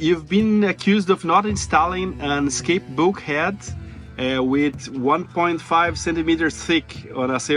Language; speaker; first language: English; non-native, fluent; Portuguese